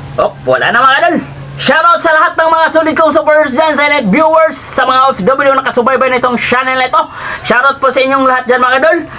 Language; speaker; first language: Filipino; native; Filipino